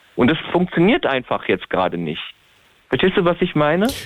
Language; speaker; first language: German; native; German